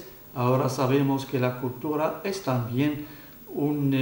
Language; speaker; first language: Spanish; non-native, fluent; Arabic